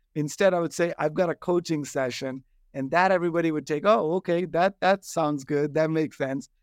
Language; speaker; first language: English; non-native, local second language; Hindi